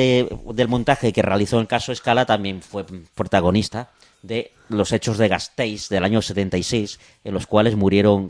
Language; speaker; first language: Spanish; native; Spanish